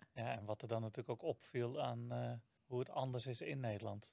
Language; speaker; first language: Dutch; native; Dutch